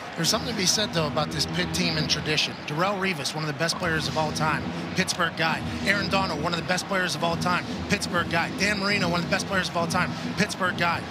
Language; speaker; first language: English; native; English